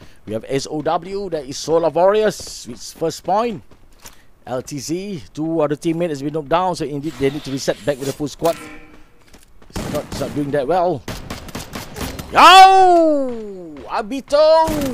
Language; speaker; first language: English; non-native, local second language; Malay